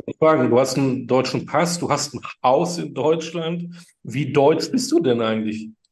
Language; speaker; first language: German; native; German